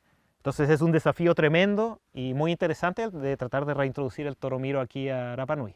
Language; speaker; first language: Spanish; native; Spanish